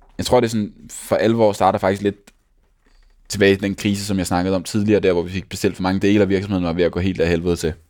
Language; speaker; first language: Danish; native; Danish